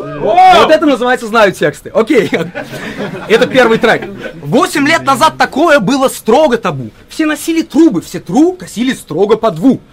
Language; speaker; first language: Russian; early bilingual, heritage; Russian